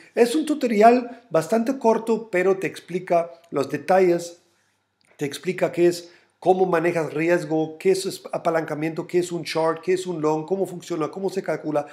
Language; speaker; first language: Spanish; non-native, fluent; German